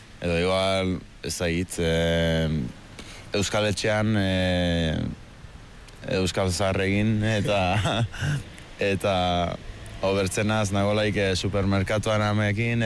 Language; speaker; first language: Basque; early bilingual, heritage; Basque